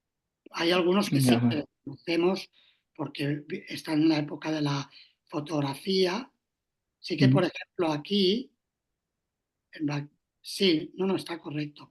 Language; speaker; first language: Spanish; native; Spanish